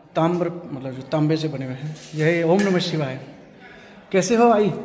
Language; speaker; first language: Hindi; non-native, local second language; Gujarati